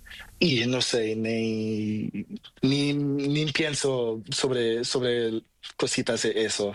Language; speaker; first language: Spanish; non-native, learner; Portuguese